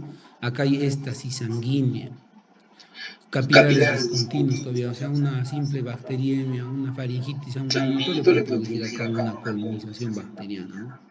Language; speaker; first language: Spanish; native; Spanish